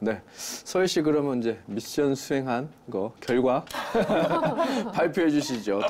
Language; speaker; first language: Korean; native; Korean